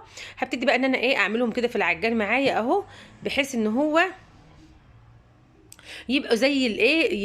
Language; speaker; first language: Arabic; native; Arabic